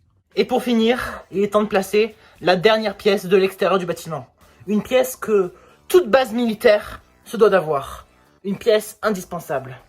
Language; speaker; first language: French; native; French